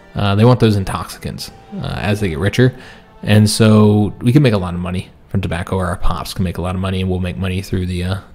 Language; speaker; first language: English; native; English